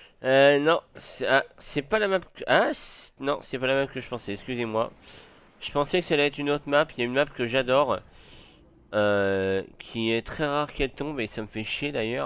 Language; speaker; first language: French; native; French